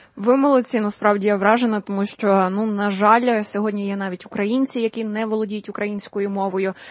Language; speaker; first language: Ukrainian; native; Ukrainian